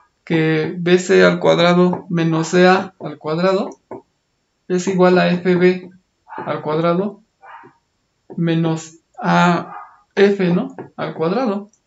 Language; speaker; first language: Spanish; native; Spanish